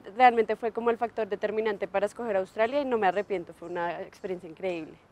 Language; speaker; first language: Spanish; native; Spanish